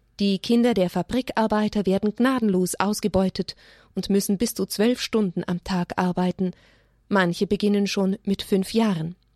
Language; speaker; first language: German; native; German